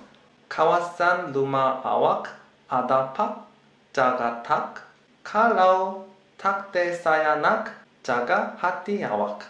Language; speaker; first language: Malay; non-native, learner; Korean